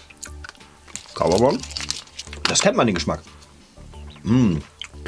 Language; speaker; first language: German; native; German